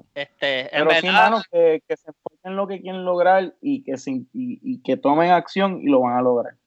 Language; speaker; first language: Spanish; native; Spanish